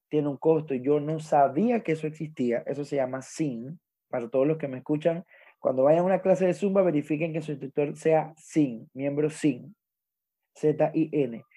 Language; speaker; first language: Spanish; native; Spanish